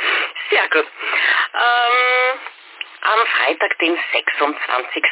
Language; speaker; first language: German; native; German